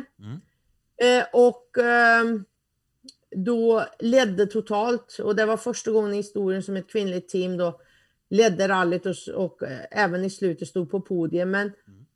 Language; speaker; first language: Swedish; native; Swedish